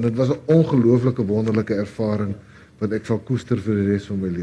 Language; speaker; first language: Afrikaans; native; Afrikaans